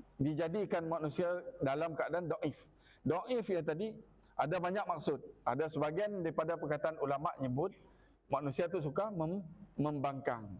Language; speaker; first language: Malay; non-native, local second language; Iban